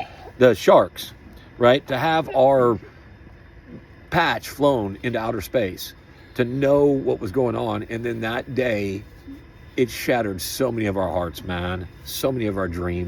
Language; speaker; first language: English; native; English